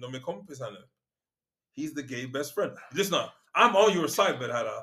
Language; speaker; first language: Swedish; native; Swedish